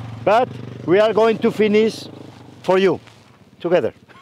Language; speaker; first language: English; non-native, fluent; Spanish